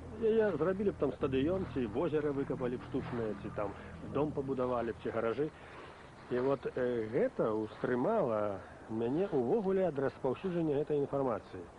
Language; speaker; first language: Belarusian; native; Belarusian